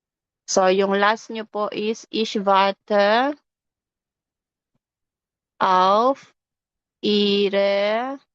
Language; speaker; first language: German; non-native, fluent; Filipino